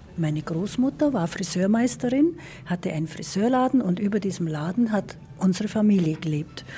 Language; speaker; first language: German; native; German